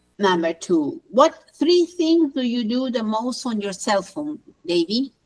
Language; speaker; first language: English; non-native, fluent; Spanish